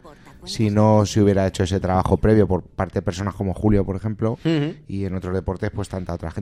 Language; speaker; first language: Spanish; native; Spanish